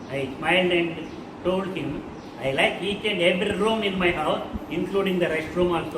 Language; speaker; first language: English; non-native, local second language; Telugu